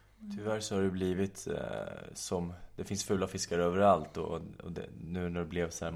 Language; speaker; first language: Swedish; native; Swedish